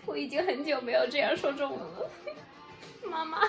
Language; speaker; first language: Chinese; early bilingual, heritage; Chinese